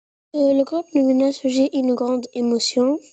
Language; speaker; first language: French; non-native, learner; Arabic